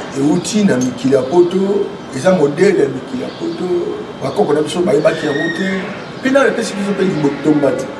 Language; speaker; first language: Lingala; non-native, local second language; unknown